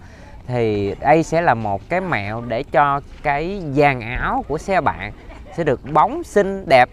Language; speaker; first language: Vietnamese; native; Vietnamese